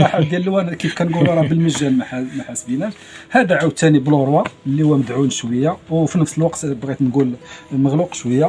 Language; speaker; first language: Arabic; native; Arabic